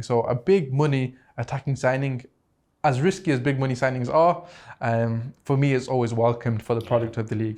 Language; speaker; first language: English; native; English